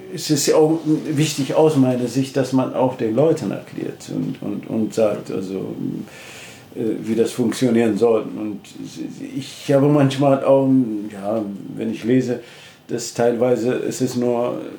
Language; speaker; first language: German; non-native, fluent; Amharic